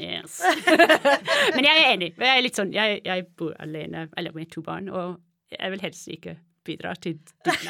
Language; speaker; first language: Norwegian; non-native, fluent; English